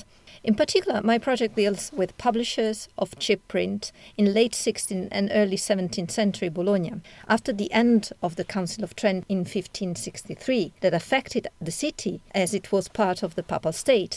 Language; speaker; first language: English; non-native, fluent; Italian